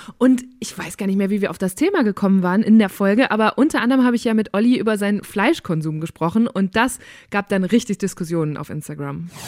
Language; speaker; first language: German; native; German